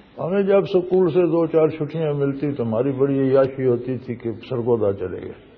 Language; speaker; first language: Urdu; non-native, local second language; Punjabi